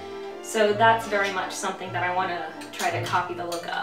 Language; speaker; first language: English; native; English